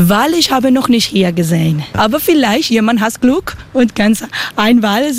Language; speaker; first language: German; non-native, learner; Spanish